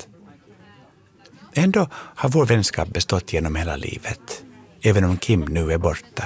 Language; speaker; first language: Swedish; native; Swedish